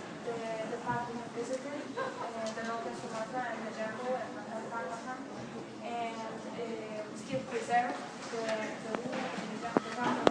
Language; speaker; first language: English; non-native, learner; Polish